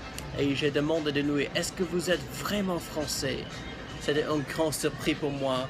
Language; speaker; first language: French; non-native, learner; English